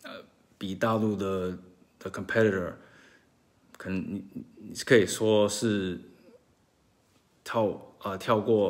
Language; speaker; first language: Chinese; early bilingual, heritage; Chinese